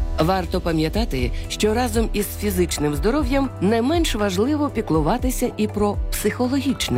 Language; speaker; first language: Ukrainian; native; Ukrainian